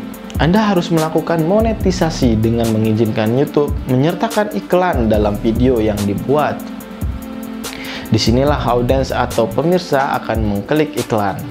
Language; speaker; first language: Indonesian; native; Indonesian